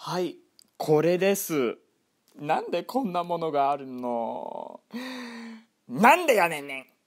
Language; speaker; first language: Japanese; non-native, fluent; English